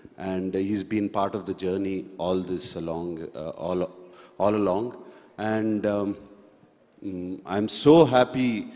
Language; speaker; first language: English; non-native, local second language; Telugu